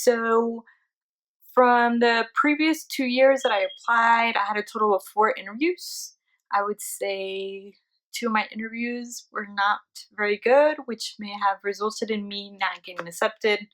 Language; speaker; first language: English; early bilingual, other home language; Spanish